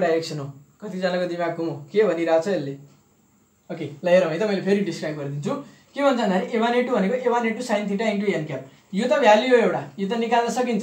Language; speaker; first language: Nepali; native; Nepali